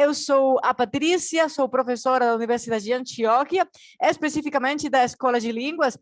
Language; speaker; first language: Portuguese; non-native, fluent; Spanish